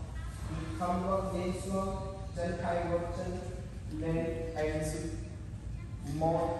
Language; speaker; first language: Vietnamese; non-native, fluent; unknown